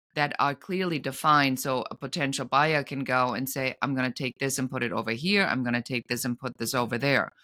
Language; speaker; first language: English; non-native, fluent; German